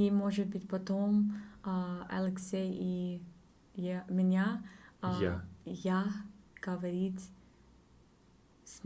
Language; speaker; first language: Russian; non-native, learner; English